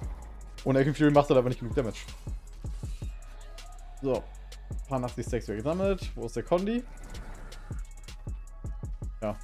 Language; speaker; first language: German; native; German